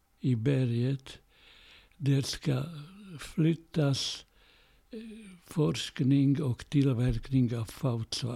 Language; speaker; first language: Swedish; non-native, fluent; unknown